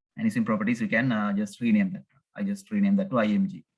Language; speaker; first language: English; non-native, local second language; Sinhala